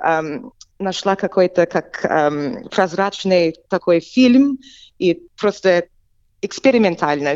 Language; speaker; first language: Russian; early bilingual, heritage; English